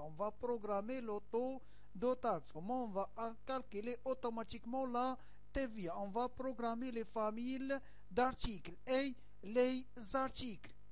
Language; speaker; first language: French; non-native, local second language; Arabic